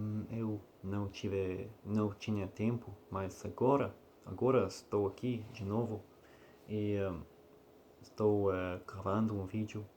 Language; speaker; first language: Portuguese; non-native, learner; Russian